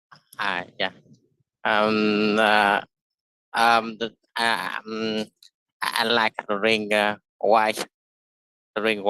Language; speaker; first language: English; non-native, learner; Vietnamese